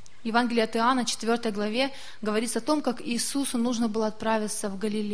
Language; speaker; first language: Russian; native; Russian